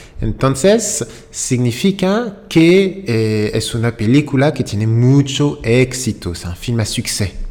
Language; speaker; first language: Spanish; non-native, fluent; French